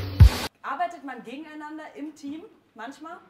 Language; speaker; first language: German; native; German